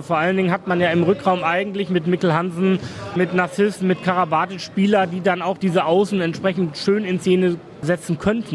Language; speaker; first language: German; native; German